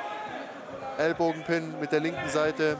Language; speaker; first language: German; native; German